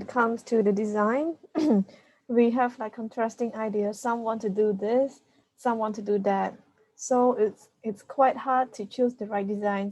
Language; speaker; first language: English; non-native, learner; Khmer